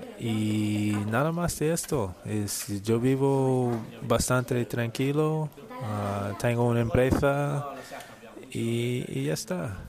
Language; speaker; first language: Spanish; non-native, learner; English